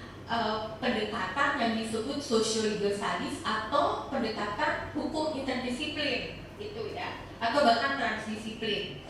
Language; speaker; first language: Indonesian; native; Indonesian